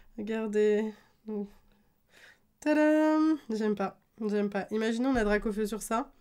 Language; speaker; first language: French; native; French